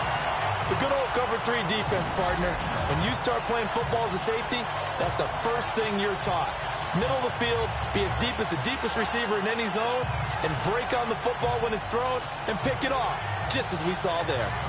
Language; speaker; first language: English; native; English